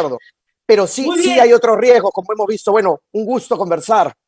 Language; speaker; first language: Spanish; native; Spanish